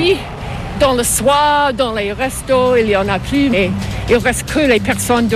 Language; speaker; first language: French; non-native, fluent; English